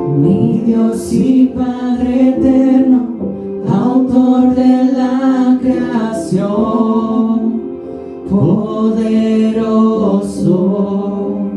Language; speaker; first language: Spanish; native; Spanish